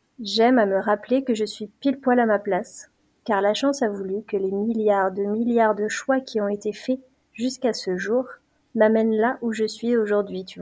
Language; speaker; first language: French; native; French